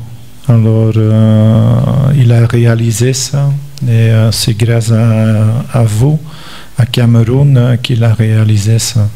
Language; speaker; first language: French; non-native, local second language; Dutch